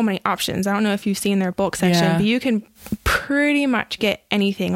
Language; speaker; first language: English; native; English